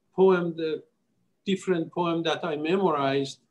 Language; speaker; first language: English; non-native, fluent; Persian